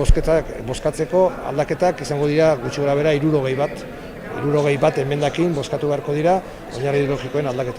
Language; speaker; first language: Basque; native; Basque